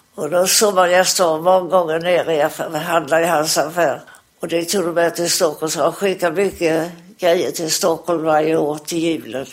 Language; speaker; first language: Swedish; native; Swedish